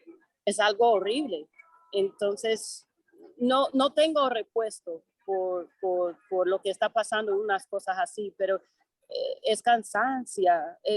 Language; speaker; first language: Spanish; non-native, fluent; English